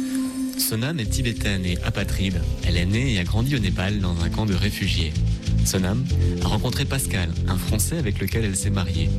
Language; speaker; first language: French; native; French